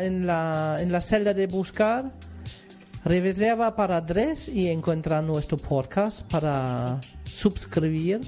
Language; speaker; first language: Spanish; non-native, fluent; German